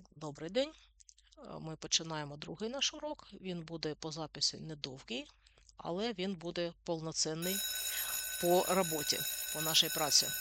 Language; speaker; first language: Ukrainian; non-native, local second language; Russian